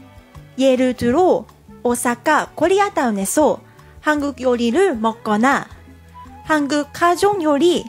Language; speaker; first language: Korean; non-native, learner; Japanese